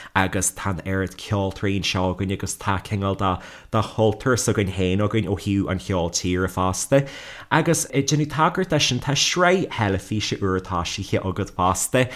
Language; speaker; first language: Irish; native; Irish